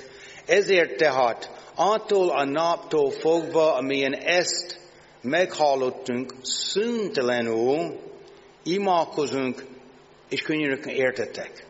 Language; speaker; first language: Hungarian; non-native, learner; English